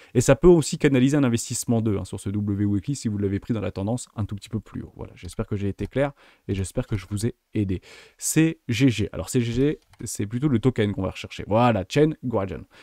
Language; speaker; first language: French; native; French